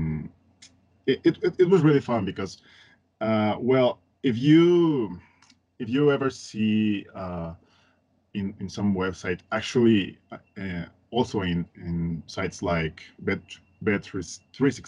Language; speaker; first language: English; non-native, fluent; Spanish